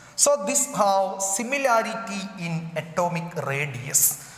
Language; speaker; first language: English; non-native, local second language; Malayalam